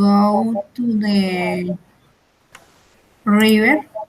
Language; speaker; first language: English; non-native, learner; Spanish